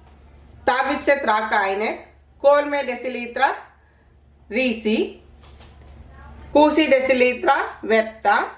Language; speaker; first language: Finnish; non-native, learner; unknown